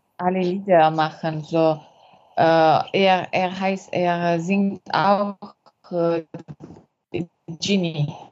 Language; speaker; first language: German; non-native, learner; French